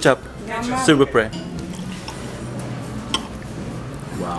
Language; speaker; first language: French; non-native, learner; Japanese